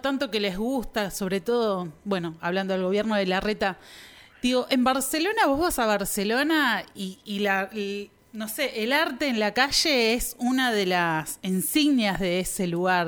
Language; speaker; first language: Spanish; native; Spanish